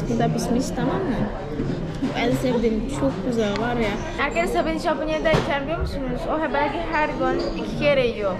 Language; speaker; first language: Turkish; non-native, learner; Indonesian